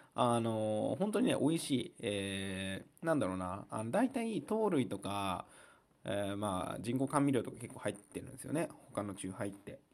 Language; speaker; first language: Japanese; native; Japanese